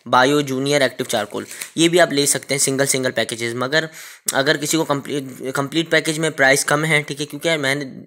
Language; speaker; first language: Urdu; native; Urdu